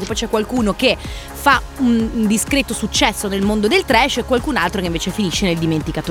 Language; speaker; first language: Italian; native; Italian